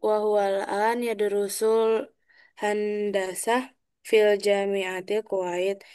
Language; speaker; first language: Arabic; non-native, learner; Indonesian